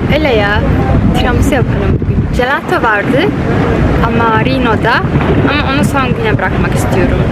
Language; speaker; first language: Turkish; early bilingual, heritage; Turkish